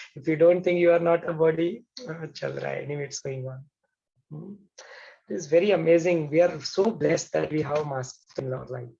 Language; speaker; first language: English; non-native, local second language; Hindi